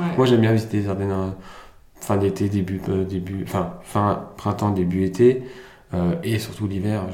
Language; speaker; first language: French; early bilingual, other home language; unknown